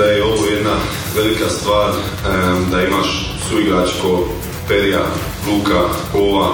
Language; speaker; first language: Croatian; early bilingual, heritage; Croatian